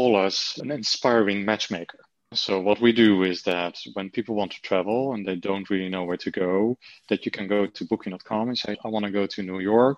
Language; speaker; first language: English; non-native, fluent; Dutch